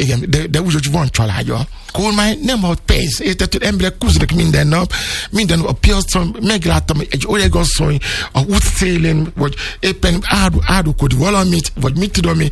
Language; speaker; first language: Hungarian; non-native, fluent; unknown